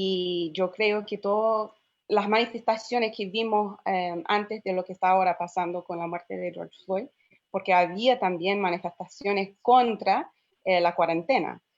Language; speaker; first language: Spanish; non-native, fluent; English